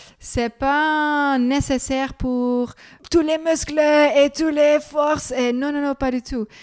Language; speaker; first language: French; non-native, learner; Dutch